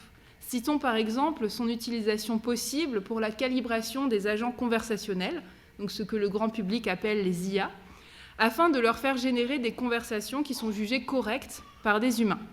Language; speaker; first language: French; native; French